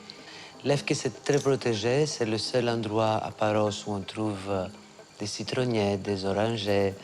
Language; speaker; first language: French; non-native, fluent; Greek